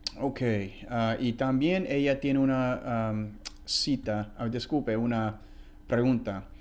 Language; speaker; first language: Spanish; non-native, fluent; English